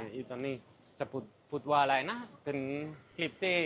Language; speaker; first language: Thai; non-native, learner; Spanish